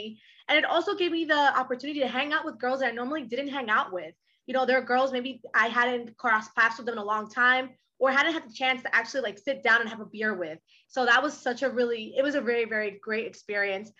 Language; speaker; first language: English; early bilingual, other home language; Spanish